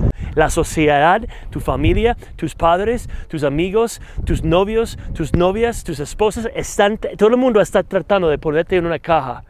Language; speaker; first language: Spanish; non-native, fluent; English